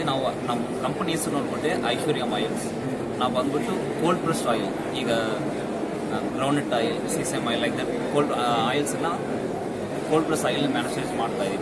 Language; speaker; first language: Kannada; non-native, learner; Tamil